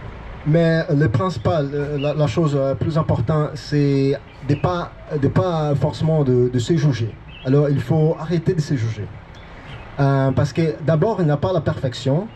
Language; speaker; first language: French; non-native, fluent; Portuguese